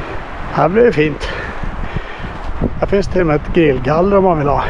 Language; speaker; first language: Swedish; native; Swedish